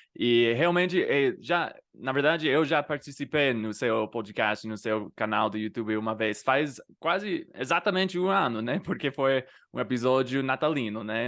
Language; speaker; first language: Portuguese; non-native, fluent; English